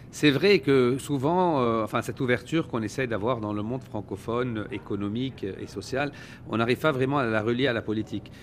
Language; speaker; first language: French; non-native, local second language; Arabic